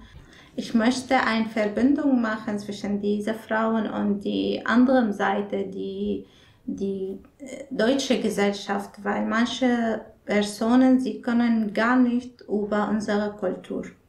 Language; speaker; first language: German; non-native, learner; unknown